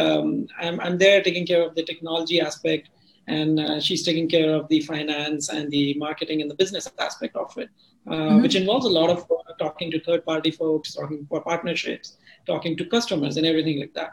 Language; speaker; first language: English; non-native, local second language; Hindi